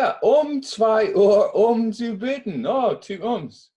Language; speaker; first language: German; non-native, fluent; English